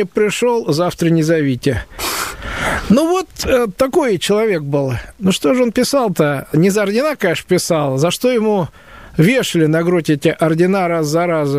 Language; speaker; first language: Russian; native; Russian